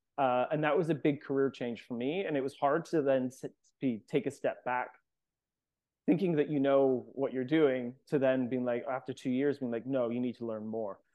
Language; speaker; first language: English; native; English